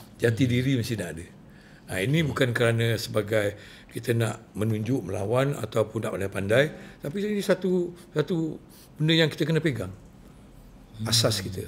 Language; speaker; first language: Malay; native; Malay